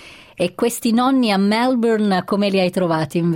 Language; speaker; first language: Italian; native; Italian